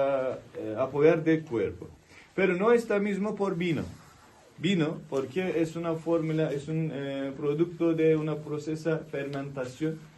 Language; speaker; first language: Spanish; non-native, fluent; Turkish